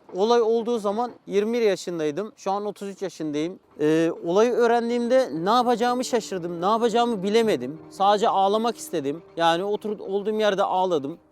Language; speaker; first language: Turkish; non-native, local second language; Kurdish